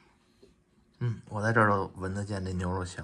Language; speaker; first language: Chinese; native; Chinese